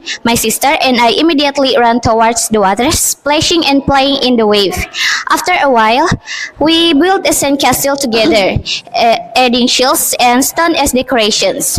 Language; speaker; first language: English; non-native, learner; Indonesian